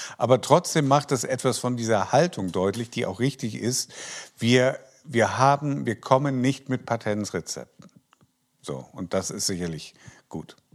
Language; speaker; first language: German; native; German